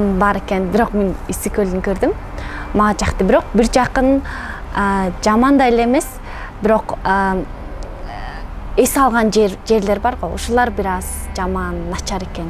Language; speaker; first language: Kyrgyz; non-native, learner; Mongolian